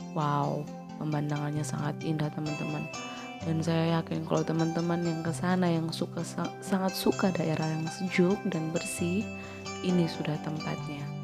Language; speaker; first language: Indonesian; native; Indonesian